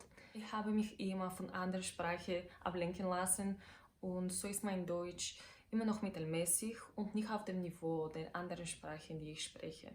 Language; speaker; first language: German; non-native, fluent; Bulgarian